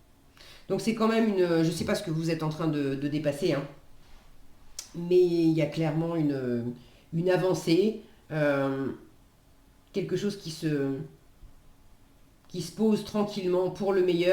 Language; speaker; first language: French; native; French